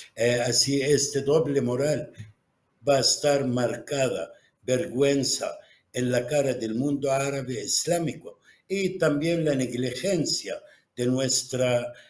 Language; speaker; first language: Spanish; non-native, fluent; Arabic